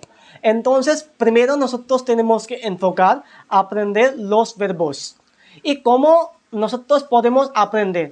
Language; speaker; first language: Spanish; non-native, learner; Hindi